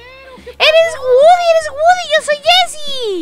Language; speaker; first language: Spanish; native; Spanish